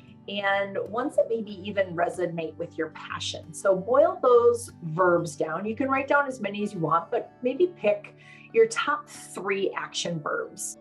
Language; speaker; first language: English; native; English